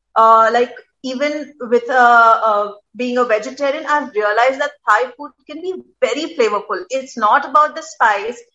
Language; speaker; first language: English; non-native, local second language; Gujarati